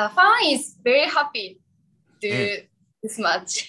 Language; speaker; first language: English; non-native, learner; Japanese